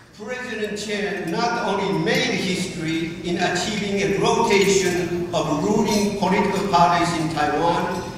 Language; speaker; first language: English; non-native, fluent; Min Nan Chinese